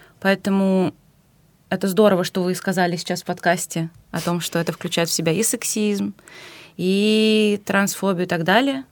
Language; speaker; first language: Russian; native; Russian